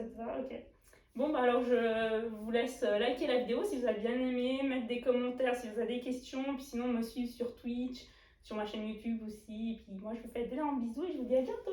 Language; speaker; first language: French; native; French